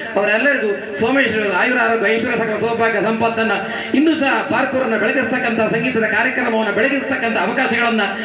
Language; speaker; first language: Kannada; native; Kannada